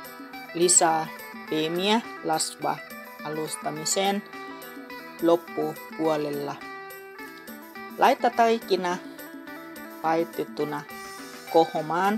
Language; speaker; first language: Finnish; non-native, learner; Northeastern Thai